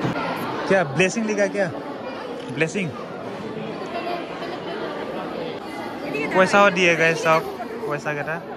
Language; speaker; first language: Hindi; non-native, local second language; Assamese